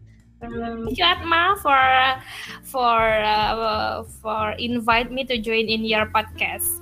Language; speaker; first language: English; non-native, learner; Indonesian